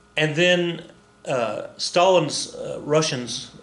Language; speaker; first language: English; native; English